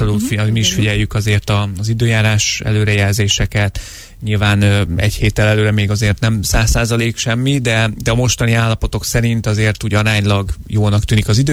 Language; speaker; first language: Hungarian; native; Hungarian